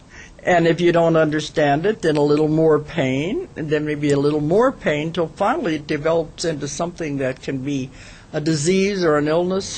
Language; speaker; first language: English; native; English